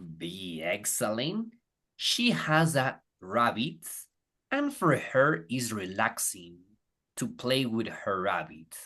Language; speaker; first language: English; non-native, fluent; Spanish